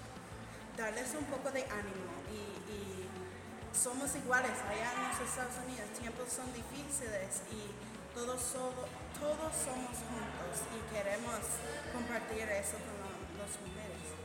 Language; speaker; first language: Spanish; non-native, learner; English